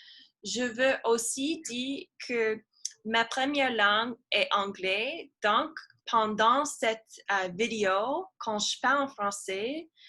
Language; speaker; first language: French; non-native, learner; English